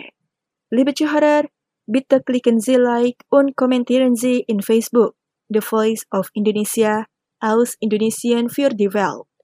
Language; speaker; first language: German; non-native, fluent; Indonesian